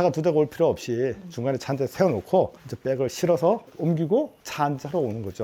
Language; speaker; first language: Korean; native; Korean